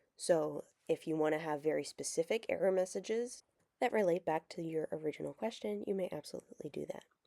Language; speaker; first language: English; native; English